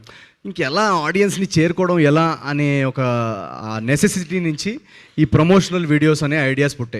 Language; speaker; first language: Telugu; native; Telugu